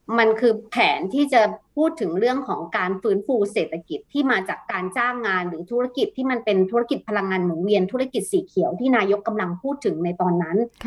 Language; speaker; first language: Thai; native; Thai